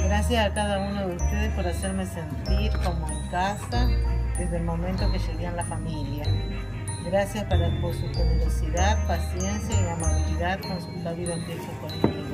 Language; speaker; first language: Spanish; non-native, learner; French